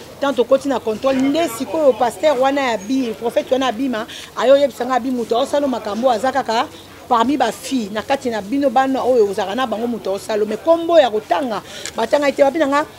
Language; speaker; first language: Lingala; native; Lingala